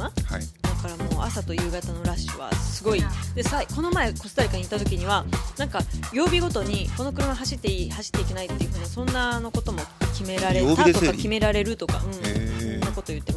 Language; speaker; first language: Japanese; native; Japanese